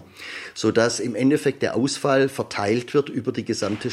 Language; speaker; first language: German; native; German